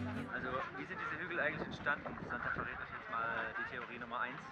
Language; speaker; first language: German; native; German